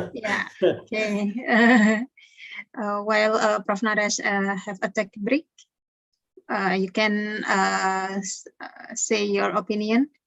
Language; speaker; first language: English; non-native, learner; Indonesian